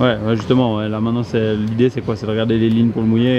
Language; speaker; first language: French; native; French